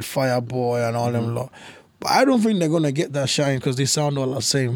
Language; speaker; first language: English; native; English